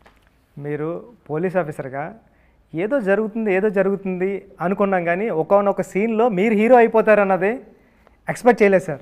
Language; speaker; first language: Telugu; native; Telugu